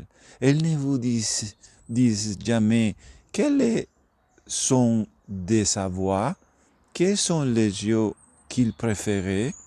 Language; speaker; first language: French; non-native, learner; Spanish